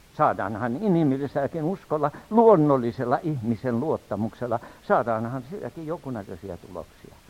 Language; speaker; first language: Finnish; native; Finnish